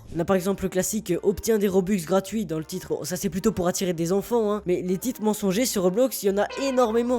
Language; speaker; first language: French; native; French